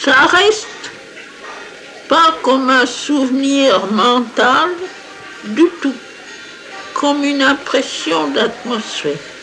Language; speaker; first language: French; native; French